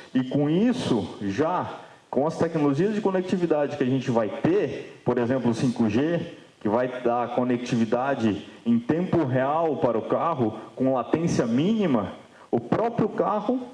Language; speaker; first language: Portuguese; native; Portuguese